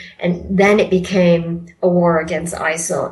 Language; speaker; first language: English; non-native, local second language; Malay